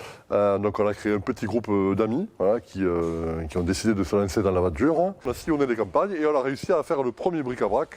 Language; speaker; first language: French; native; French